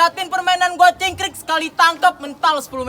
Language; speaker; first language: Indonesian; native; Indonesian